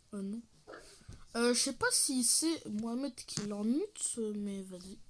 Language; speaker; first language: French; native; French